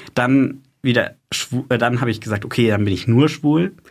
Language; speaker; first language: German; native; German